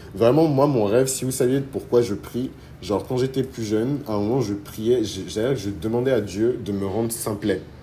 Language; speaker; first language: French; early bilingual, other home language; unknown